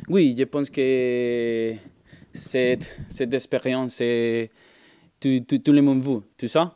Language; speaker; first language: French; non-native, learner; Spanish